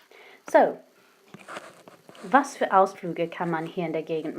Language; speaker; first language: German; non-native, fluent; English